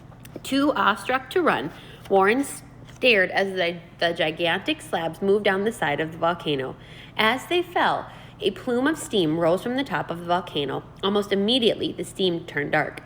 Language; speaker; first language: English; native; English